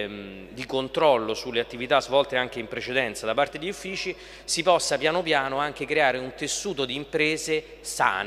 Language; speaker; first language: Italian; native; Italian